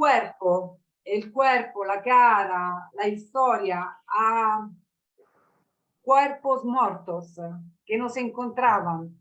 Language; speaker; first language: Spanish; non-native, learner; Italian